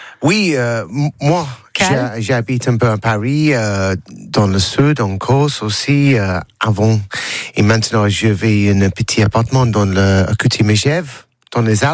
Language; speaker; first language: French; non-native, learner; English